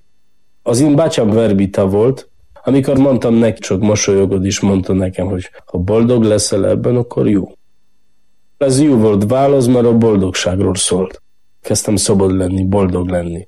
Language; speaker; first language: Hungarian; non-native, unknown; Polish